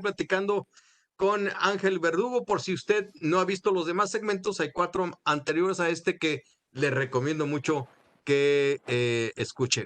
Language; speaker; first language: Spanish; native; Spanish